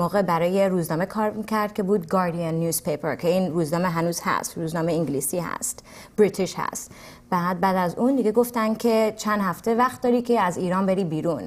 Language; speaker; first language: Persian; early bilingual, heritage; Persian